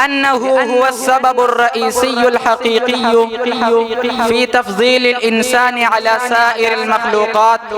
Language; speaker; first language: Arabic; non-native, learner; Urdu